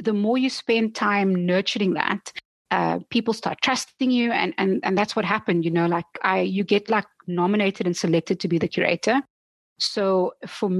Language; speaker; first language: English; non-native, local second language; Afrikaans